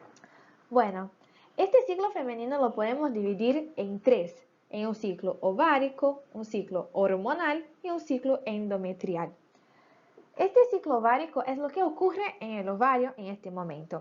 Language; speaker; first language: Spanish; native; Spanish